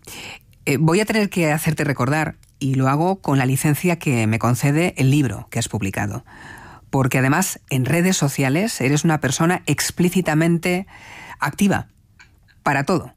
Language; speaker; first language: Spanish; native; Spanish